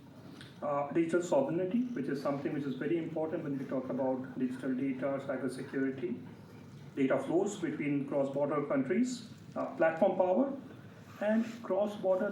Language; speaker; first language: English; non-native, local second language; Bangla